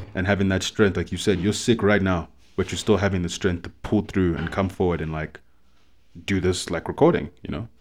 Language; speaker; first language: English; native; English